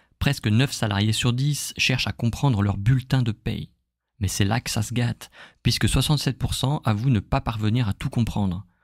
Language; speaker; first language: French; native; French